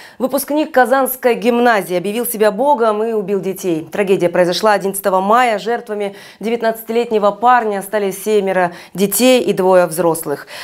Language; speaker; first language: Russian; native; Russian